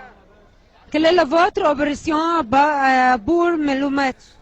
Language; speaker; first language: French; non-native, learner; Arabic